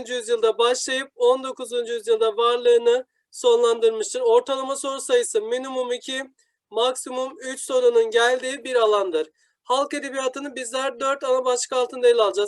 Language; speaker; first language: Turkish; native; Turkish